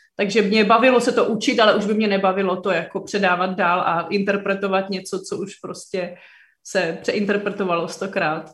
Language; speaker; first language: Czech; native; Czech